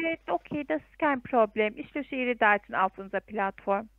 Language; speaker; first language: German; non-native, fluent; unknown